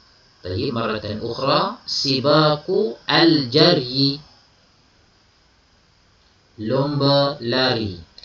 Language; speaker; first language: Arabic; non-native, fluent; Malay